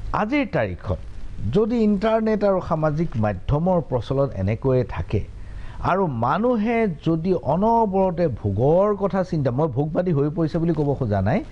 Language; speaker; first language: Assamese; native; Assamese